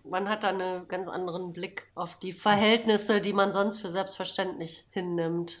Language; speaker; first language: German; native; German